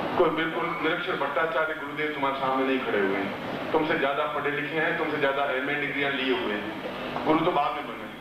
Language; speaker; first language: Hindi; native; Hindi